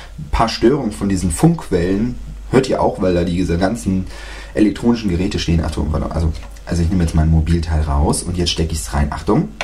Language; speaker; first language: German; native; German